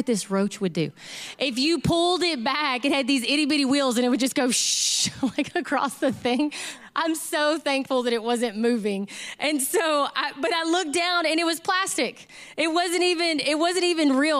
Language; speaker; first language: English; native; English